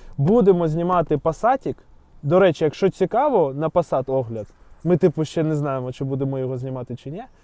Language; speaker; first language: Ukrainian; non-native, local second language; Russian